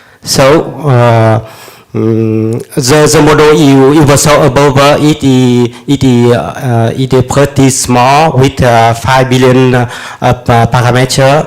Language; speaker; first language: English; non-native, learner; Vietnamese